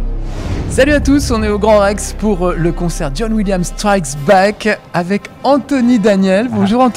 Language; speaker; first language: French; native; French